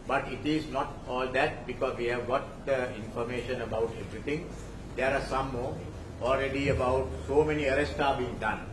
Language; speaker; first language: English; non-native, local second language; Sinhala